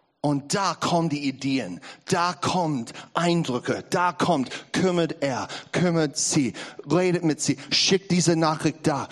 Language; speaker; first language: German; non-native, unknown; English